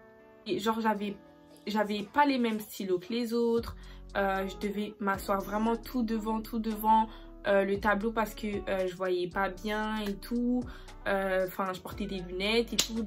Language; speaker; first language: French; native; French